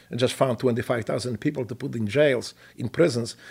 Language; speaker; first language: English; non-native, fluent; Polish